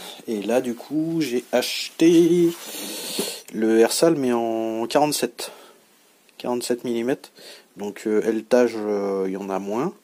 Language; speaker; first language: French; native; French